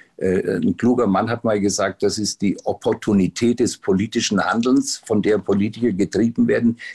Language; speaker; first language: German; native; German